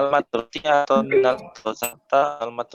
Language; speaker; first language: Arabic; non-native, fluent; Indonesian